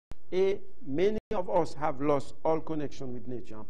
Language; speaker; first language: English; non-native, fluent; Haitian Creole